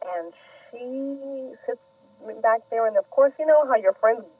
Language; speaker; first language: English; early bilingual, other home language; Spanish